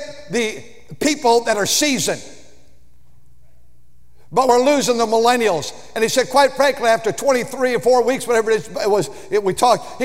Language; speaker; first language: English; native; English